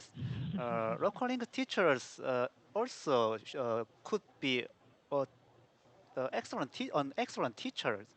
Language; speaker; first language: English; non-native, learner; Korean